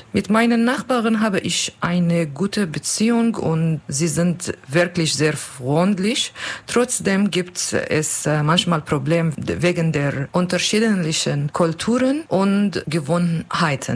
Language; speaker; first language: German; non-native, learner; Turkish